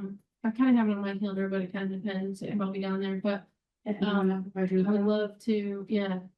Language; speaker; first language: English; native; English